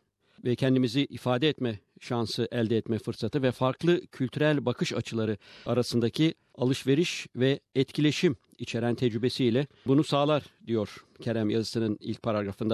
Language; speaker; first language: Turkish; native; Turkish